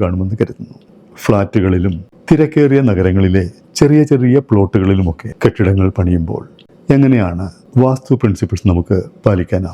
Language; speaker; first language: Malayalam; native; Malayalam